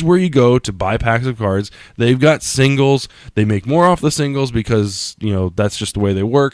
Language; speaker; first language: English; native; English